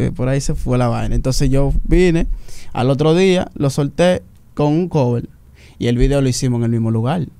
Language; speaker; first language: Spanish; early bilingual, heritage; Spanish